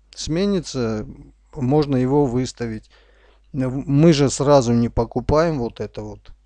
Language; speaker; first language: Russian; non-native, local second language; Armenian